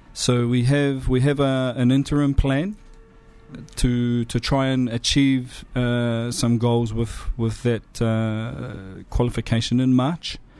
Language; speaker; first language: English; native; English